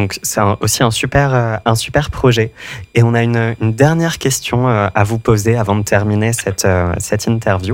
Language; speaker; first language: French; native; French